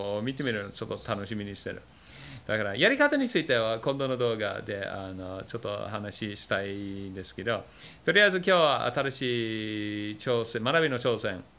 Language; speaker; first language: Japanese; non-native, fluent; English